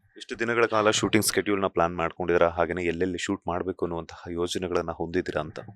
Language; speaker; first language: Kannada; native; Kannada